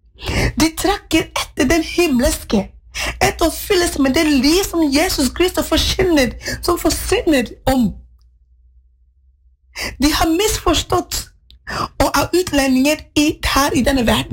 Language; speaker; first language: Norwegian; non-native, fluent; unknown